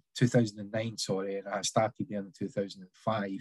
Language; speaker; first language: English; native; English